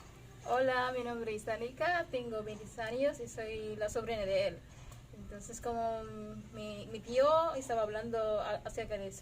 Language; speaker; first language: Spanish; non-native, learner; Filipino